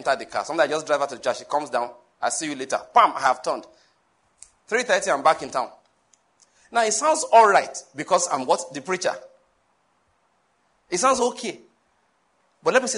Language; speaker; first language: English; non-native, local second language; Yoruba